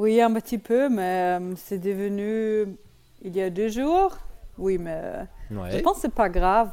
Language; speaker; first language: French; non-native, learner; German